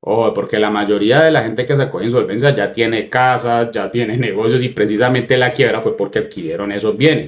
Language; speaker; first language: Spanish; native; Spanish